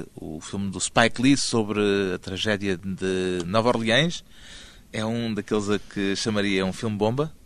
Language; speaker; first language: Portuguese; native; Portuguese